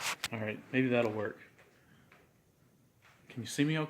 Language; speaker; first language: English; native; English